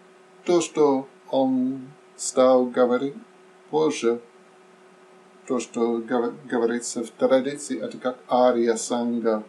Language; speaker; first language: Russian; non-native, fluent; English